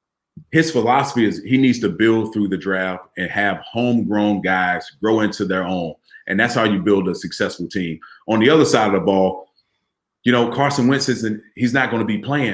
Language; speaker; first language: English; native; English